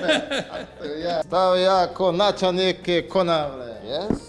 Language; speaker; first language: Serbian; non-native, learner; Portuguese